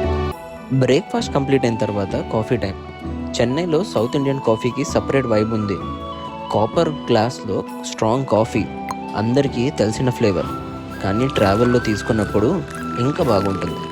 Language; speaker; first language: Telugu; native; Telugu